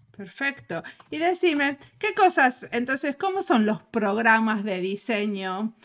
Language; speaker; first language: Spanish; native; Spanish